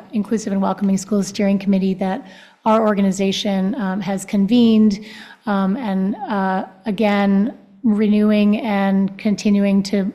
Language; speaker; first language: English; non-native, fluent; Spanish